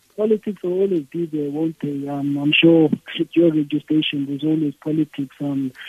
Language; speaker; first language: English; non-native, local second language; Xhosa